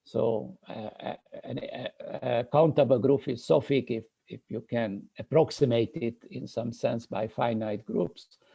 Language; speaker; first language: English; non-native, fluent; Hungarian